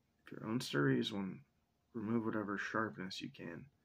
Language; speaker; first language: English; native; English